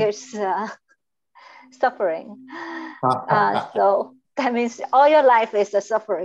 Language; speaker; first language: English; non-native, learner; Chinese